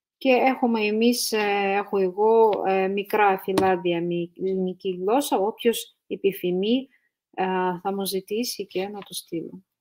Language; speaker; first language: Greek; non-native, fluent; Russian